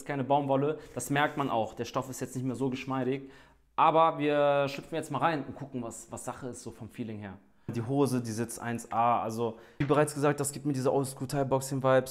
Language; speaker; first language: German; native; German